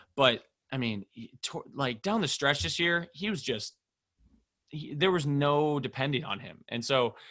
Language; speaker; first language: English; native; English